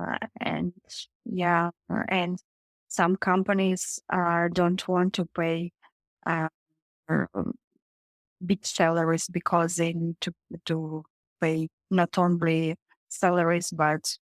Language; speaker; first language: English; non-native, learner; Russian